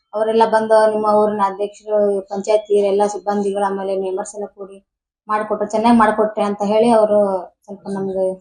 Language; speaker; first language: Kannada; native; Kannada